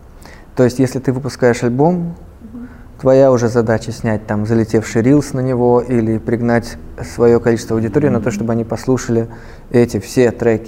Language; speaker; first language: Russian; native; Russian